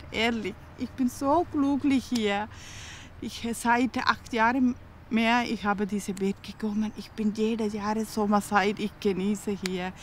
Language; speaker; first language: German; non-native, learner; Tamil